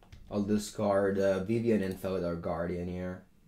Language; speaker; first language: English; non-native, fluent; Italian